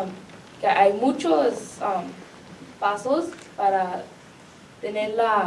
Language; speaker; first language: Spanish; early bilingual, heritage; Spanish